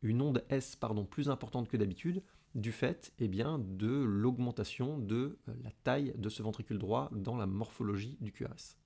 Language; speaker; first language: French; native; French